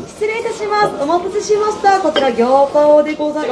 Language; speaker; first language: Japanese; native; Japanese